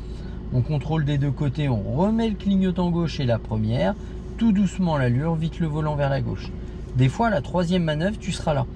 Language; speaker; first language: French; native; French